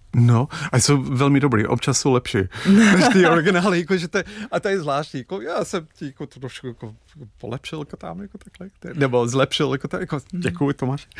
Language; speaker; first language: Czech; non-native, fluent; English